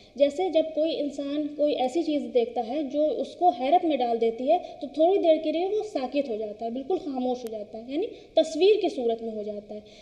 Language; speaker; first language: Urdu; native; Urdu